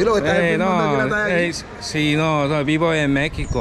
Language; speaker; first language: Spanish; non-native, learner; Korean